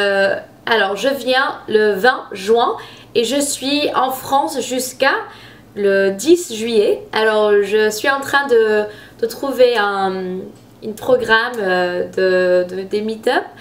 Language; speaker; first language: French; non-native, fluent; English